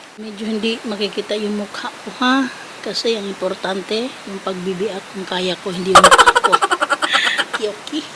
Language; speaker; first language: Filipino; non-native, local second language; Cebuano